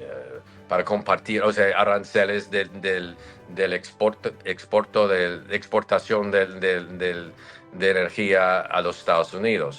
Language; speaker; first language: Spanish; non-native, fluent; English